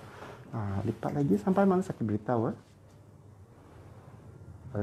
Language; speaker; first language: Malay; non-native, local second language; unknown